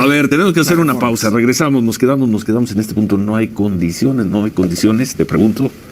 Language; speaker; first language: Spanish; native; Spanish